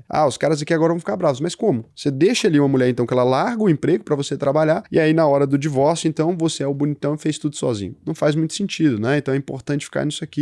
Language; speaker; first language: Portuguese; native; Portuguese